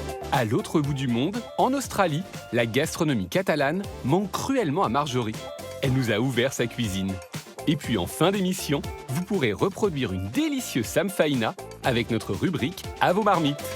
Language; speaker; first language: French; native; French